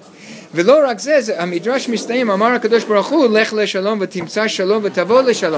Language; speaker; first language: Hebrew; non-native, fluent; English